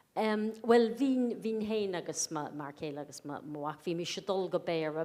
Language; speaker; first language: Irish; native; Irish